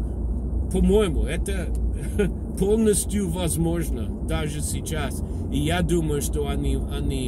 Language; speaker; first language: Russian; non-native, fluent; English